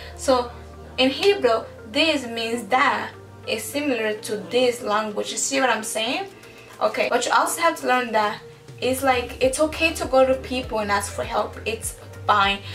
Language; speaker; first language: English; early bilingual, other home language; Portuguese